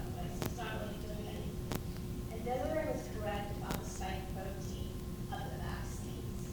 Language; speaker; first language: English; early bilingual, other home language; Italian